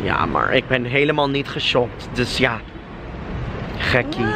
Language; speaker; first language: Dutch; non-native, learner; English